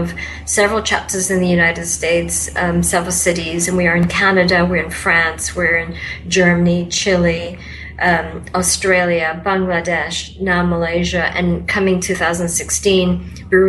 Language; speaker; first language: English; non-native, local second language; Malay